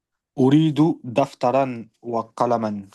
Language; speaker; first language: Arabic; non-native, learner; French